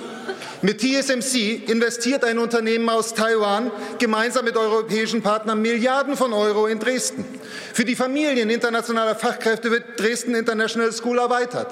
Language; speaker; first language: German; native; German